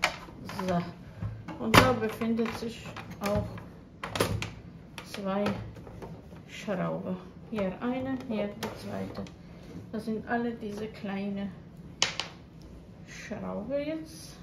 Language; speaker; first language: German; non-native, fluent; Croatian